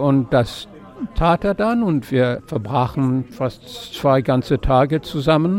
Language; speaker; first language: German; non-native, fluent; French